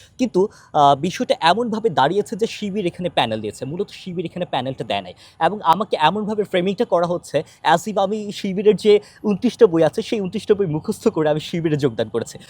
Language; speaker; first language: Bangla; non-native, local second language; Chakma